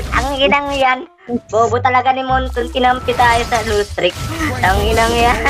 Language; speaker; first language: Filipino; non-native, local second language; Cebuano